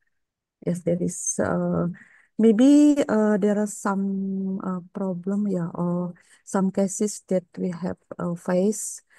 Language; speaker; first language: English; non-native, learner; Indonesian